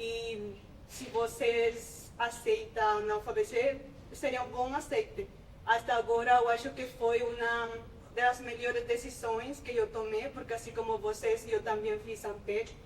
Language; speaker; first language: Portuguese; non-native, fluent; Spanish